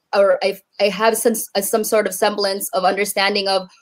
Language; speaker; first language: English; native; English